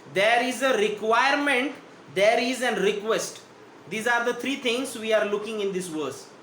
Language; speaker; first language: English; non-native, local second language; Marathi